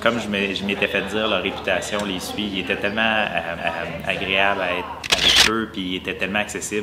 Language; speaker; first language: French; native; French